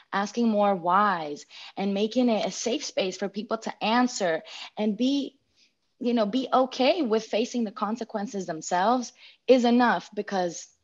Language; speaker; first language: English; non-native, fluent; Greek